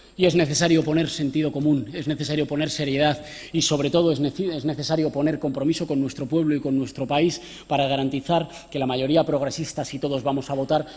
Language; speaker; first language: Spanish; native; Spanish